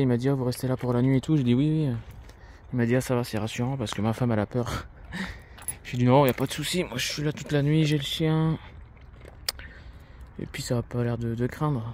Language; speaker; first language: French; native; French